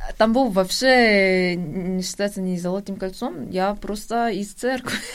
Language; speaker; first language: Russian; non-native, fluent; Korean